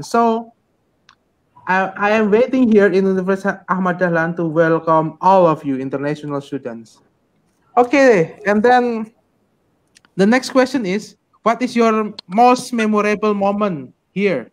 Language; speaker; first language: English; non-native, fluent; Indonesian